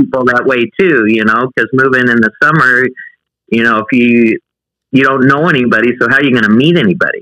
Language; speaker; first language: English; native; English